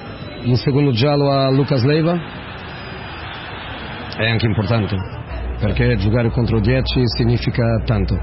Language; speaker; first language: Italian; non-native, fluent; Portuguese